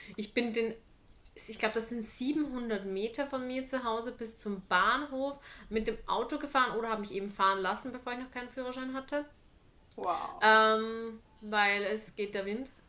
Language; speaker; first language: German; native; German